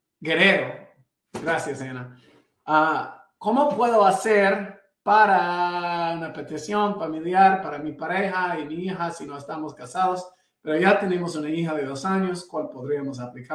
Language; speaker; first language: Spanish; non-native, fluent; English